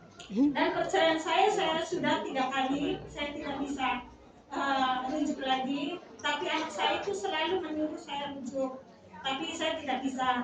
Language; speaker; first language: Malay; non-native, local second language; Javanese